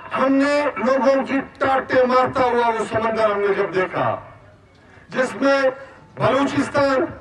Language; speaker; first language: Urdu; non-native, local second language; Baluchi